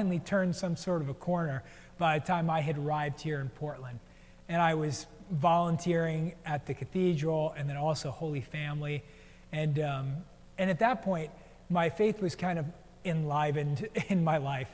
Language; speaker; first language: English; native; English